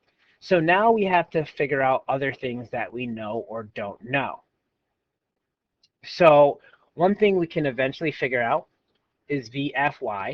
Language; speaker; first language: English; native; English